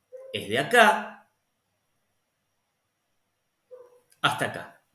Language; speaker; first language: Spanish; native; Spanish